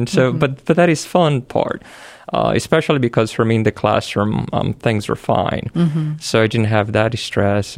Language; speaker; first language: English; non-native, fluent; Portuguese